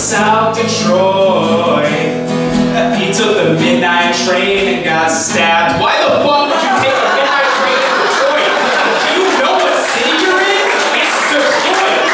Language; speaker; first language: English; native; English